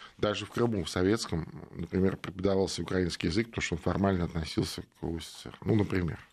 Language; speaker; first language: Russian; native; Russian